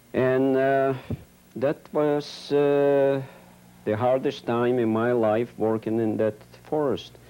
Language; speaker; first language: English; non-native, fluent; Yiddish